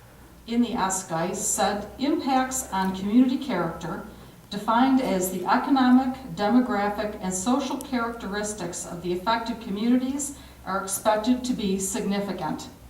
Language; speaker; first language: English; native; English